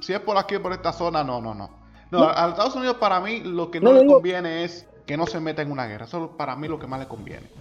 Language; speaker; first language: Spanish; native; Spanish